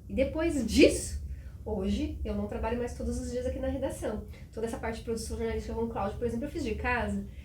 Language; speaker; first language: Portuguese; native; Portuguese